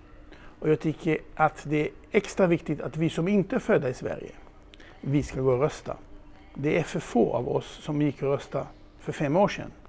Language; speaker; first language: Swedish; non-native, fluent; Hebrew